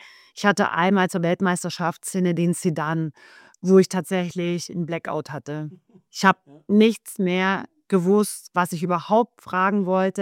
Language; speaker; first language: German; native; German